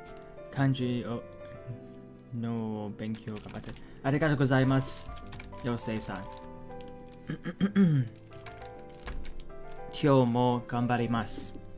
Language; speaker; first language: Japanese; non-native, learner; English